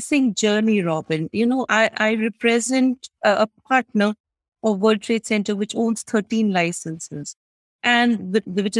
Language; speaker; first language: English; non-native, local second language; Kashmiri